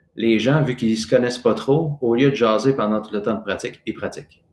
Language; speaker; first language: French; native; French